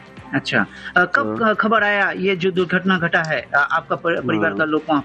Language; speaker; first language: Hindi; non-native, local second language; Bangla